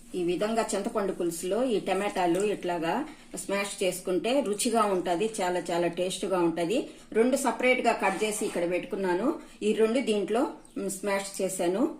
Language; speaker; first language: Telugu; native; Telugu